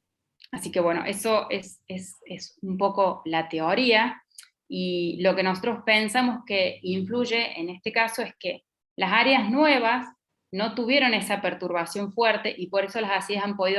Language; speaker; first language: Spanish; native; Spanish